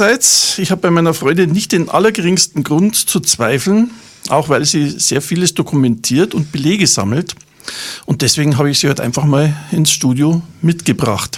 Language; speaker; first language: German; native; German